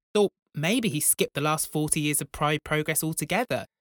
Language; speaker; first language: English; native; English